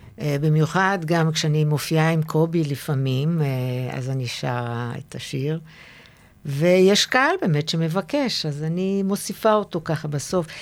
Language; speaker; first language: Hebrew; native; Hebrew